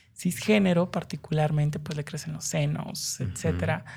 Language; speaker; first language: Spanish; native; Spanish